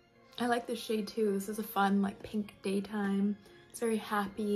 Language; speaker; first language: English; native; English